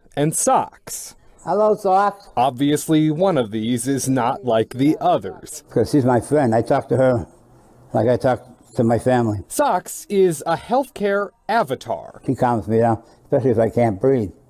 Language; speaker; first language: English; native; English